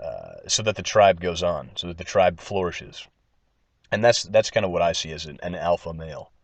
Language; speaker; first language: English; native; English